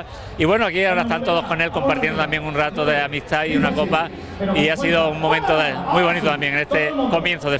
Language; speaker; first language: Spanish; native; Spanish